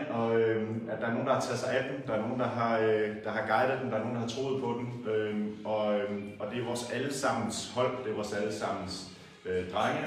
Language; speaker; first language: Danish; native; Danish